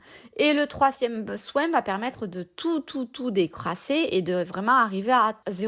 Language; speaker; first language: French; native; French